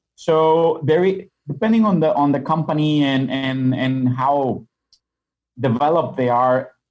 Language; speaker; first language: English; non-native, fluent; Spanish